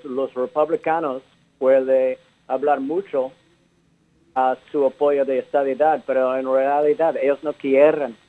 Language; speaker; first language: Spanish; early bilingual, heritage; English